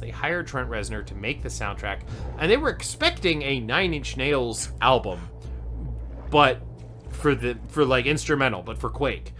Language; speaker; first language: English; native; English